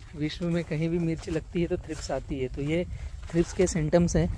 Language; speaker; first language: Hindi; native; Hindi